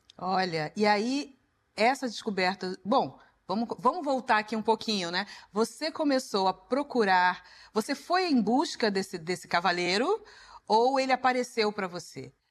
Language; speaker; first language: Portuguese; native; Portuguese